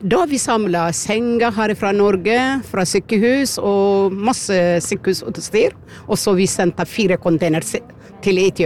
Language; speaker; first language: Norwegian; non-native, learner; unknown